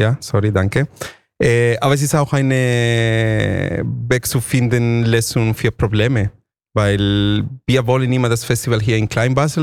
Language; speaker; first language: German; non-native, fluent; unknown